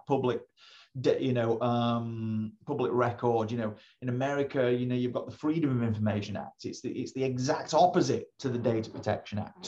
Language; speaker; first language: English; native; English